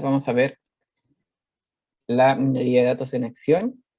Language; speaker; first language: Spanish; native; Spanish